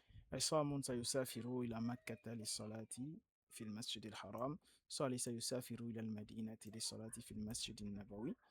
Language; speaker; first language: Arabic; non-native, fluent; French